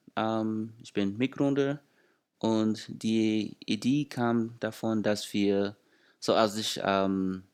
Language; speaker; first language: German; non-native, fluent; English